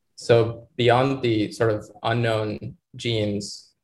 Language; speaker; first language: English; non-native, fluent; Arabic